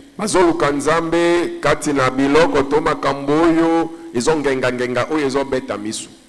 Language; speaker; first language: Lingala; native; Lingala